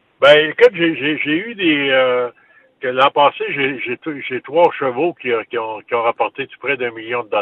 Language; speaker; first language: French; native; French